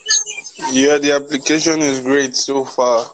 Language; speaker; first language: English; non-native, local second language; Igbo